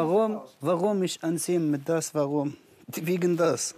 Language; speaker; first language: German; non-native, learner; Arabic